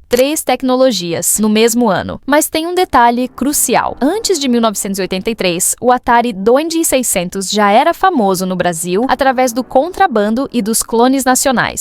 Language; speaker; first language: Portuguese; native; Portuguese